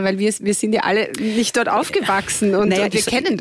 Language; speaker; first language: German; native; German